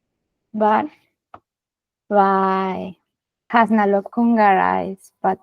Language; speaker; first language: Hungarian; non-native, learner; Spanish